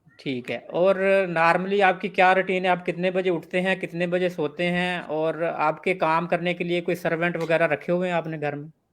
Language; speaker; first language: Urdu; non-native, local second language; Punjabi